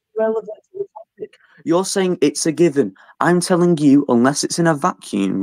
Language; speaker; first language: English; native; English